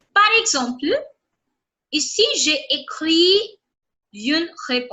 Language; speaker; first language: French; non-native, fluent; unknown